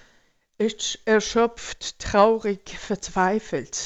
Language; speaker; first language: German; non-native, fluent; Persian